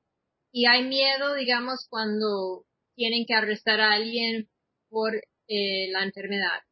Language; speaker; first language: Spanish; non-native, fluent; English